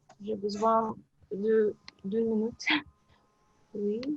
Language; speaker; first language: French; non-native, learner; Russian